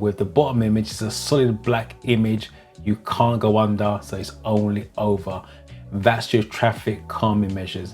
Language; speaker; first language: English; native; English